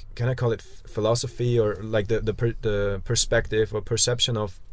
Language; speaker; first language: English; non-native, fluent; German